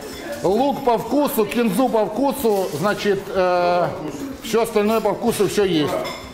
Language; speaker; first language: Russian; native; Russian